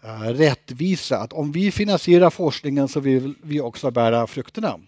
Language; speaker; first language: Swedish; non-native, fluent; German